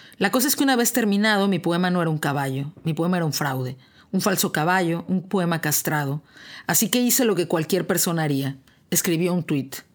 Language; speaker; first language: Spanish; native; Spanish